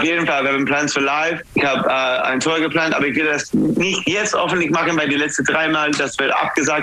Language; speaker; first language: German; non-native, fluent; English